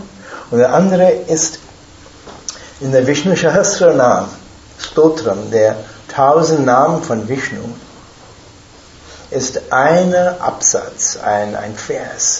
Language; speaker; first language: German; non-native, fluent; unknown